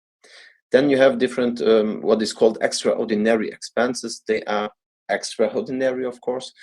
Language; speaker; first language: English; non-native, fluent; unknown